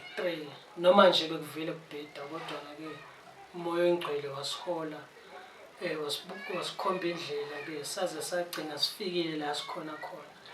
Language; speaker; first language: Zulu; non-native, local second language; Tswana